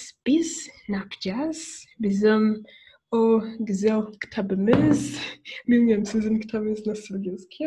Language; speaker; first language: Turkish; non-native, fluent; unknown